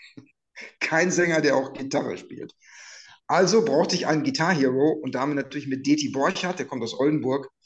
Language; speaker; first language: German; native; German